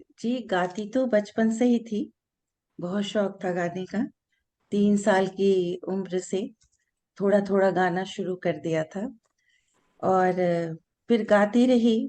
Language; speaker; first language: Hindi; non-native, local second language; Bangla